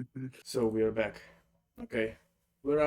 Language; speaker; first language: English; non-native, fluent; Russian